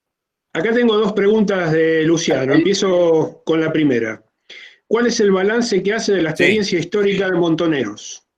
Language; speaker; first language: Spanish; native; Spanish